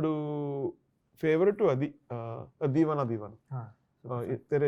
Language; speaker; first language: Telugu; non-native, learner; Tamil